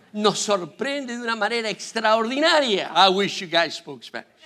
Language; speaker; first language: English; non-native, fluent; Spanish